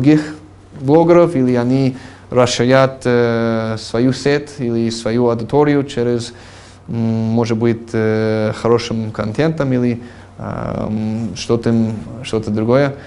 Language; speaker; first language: Russian; non-native, fluent; English